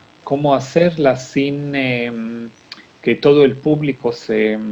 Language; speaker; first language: Spanish; non-native, fluent; Hebrew